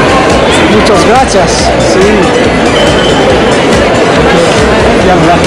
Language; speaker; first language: Spanish; non-native, learner; French